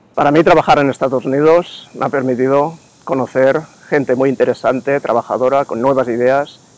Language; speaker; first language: Spanish; native; Spanish